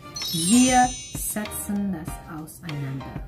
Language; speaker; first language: German; non-native, fluent; Indonesian